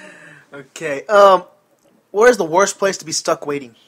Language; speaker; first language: English; native; English